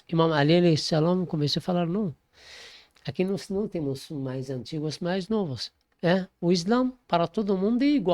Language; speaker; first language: Portuguese; non-native, learner; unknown